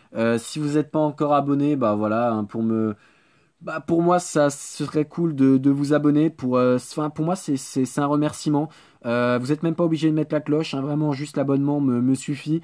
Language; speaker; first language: French; native; French